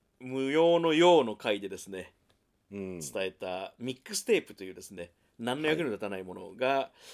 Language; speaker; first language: Japanese; native; Japanese